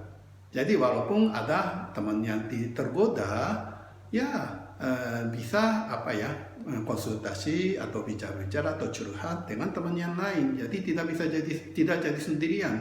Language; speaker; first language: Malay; non-native, fluent; Japanese